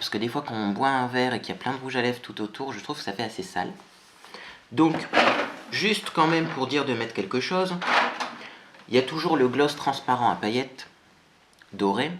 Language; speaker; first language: French; native; French